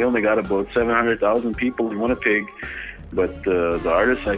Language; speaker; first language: English; native; English